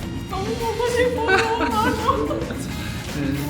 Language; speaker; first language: Korean; non-native, learner; Indonesian